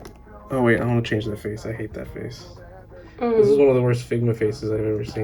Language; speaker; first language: English; native; English